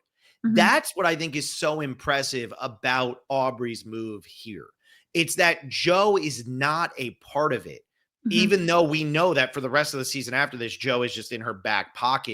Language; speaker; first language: English; native; English